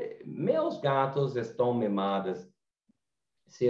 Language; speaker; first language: Portuguese; non-native, learner; English